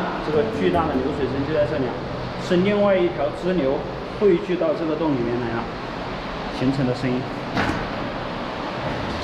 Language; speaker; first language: Chinese; native; Chinese